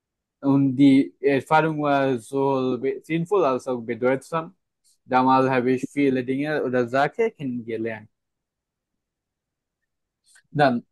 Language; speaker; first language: German; non-native, fluent; Bangla